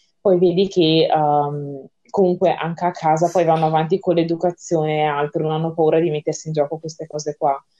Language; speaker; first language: Italian; early bilingual, other home language; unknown